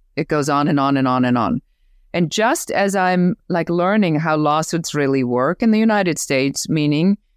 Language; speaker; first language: English; non-native, fluent; German